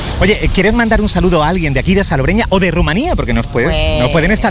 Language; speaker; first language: Spanish; native; Spanish